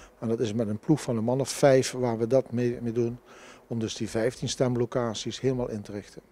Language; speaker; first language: Dutch; native; Dutch